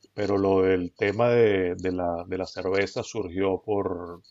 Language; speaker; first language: Spanish; native; Spanish